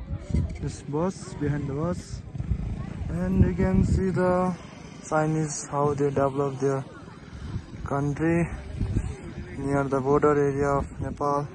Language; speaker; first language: English; non-native, learner; Nepali